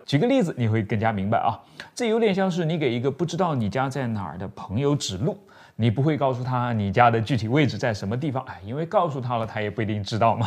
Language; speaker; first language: Chinese; native; Chinese